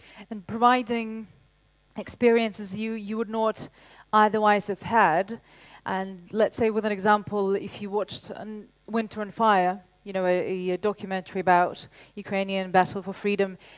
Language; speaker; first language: English; non-native, fluent; Ukrainian